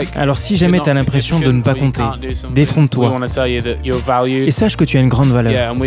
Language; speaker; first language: French; non-native, fluent; English